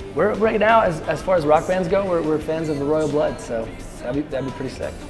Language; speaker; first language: English; native; English